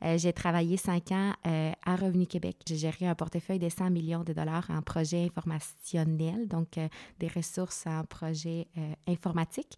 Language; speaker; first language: French; non-native, fluent; Spanish